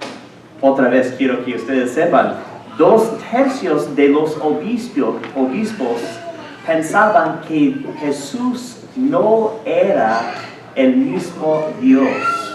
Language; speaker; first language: Spanish; non-native, fluent; English